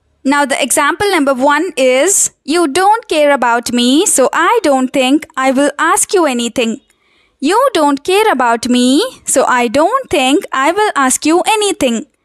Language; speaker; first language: English; non-native, local second language; Telugu